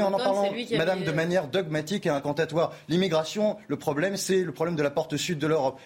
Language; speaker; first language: French; native; French